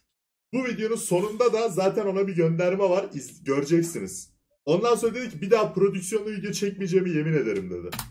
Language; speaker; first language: Turkish; native; Turkish